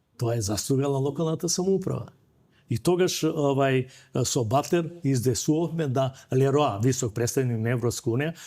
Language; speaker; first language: Macedonian; native; Macedonian